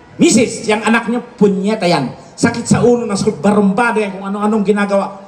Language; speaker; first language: Filipino; non-native, local second language; Hiligaynon